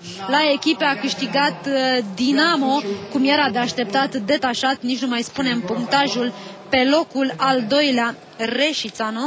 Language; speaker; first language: Romanian; native; Romanian